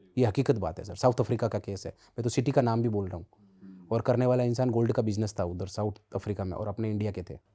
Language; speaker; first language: Hindi; native; Hindi